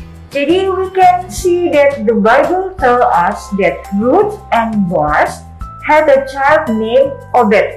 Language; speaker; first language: English; non-native, fluent; Indonesian